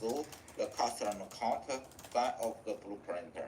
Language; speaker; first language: English; non-native, learner; Chinese